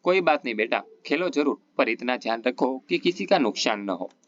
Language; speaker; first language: Hindi; non-native, local second language; Gujarati